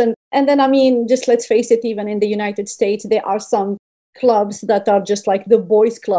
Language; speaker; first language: English; non-native, fluent; Berber languages